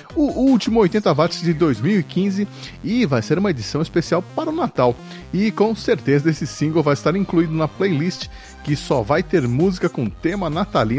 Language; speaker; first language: Portuguese; native; Portuguese